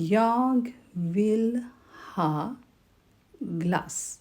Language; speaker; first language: Swedish; non-native, fluent; Urdu